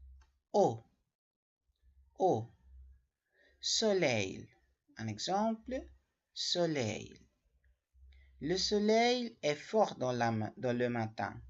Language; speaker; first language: French; non-native, learner; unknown